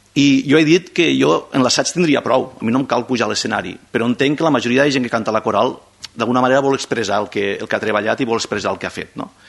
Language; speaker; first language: Catalan; non-native, local second language; Spanish